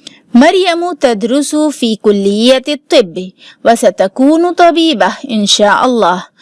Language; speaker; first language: Arabic; non-native, fluent; Urdu